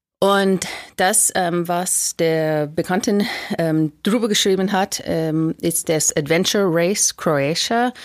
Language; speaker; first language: German; non-native, fluent; English